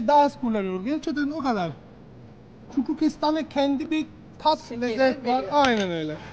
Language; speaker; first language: Turkish; non-native, learner; Italian